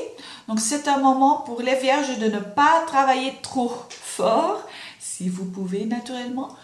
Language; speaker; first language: French; non-native, fluent; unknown